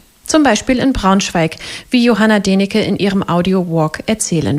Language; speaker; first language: German; native; German